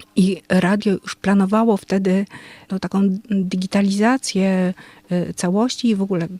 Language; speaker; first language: Polish; native; Polish